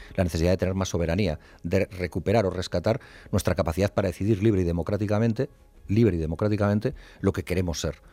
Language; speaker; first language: Spanish; native; Spanish